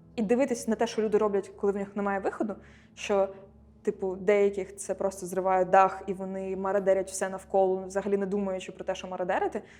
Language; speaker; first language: Ukrainian; non-native, local second language; Russian